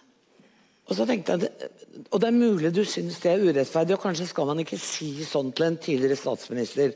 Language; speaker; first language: Norwegian; native; Norwegian